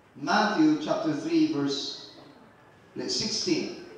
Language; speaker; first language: English; non-native, local second language; Filipino